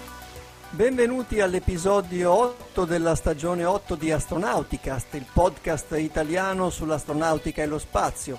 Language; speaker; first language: Italian; native; Italian